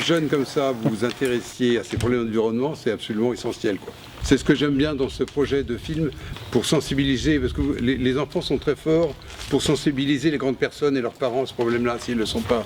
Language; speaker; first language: French; native; French